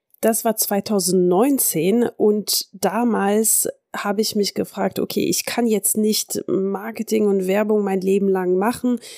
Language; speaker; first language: German; early bilingual, heritage; French